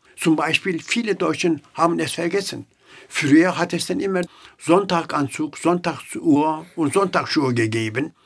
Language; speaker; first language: German; non-native, fluent; Turkish